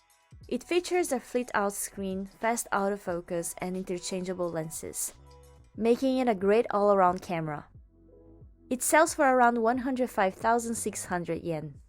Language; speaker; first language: English; native; English